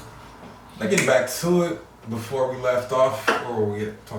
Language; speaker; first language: English; native; English